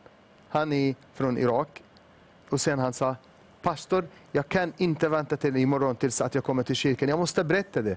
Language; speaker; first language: Swedish; non-native, fluent; Arabic